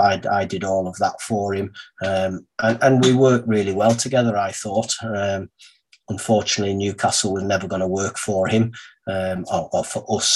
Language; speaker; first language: English; native; English